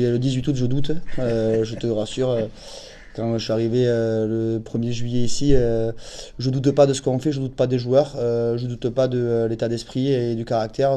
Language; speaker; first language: French; native; French